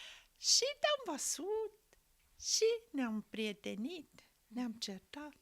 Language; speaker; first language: Romanian; non-native, fluent; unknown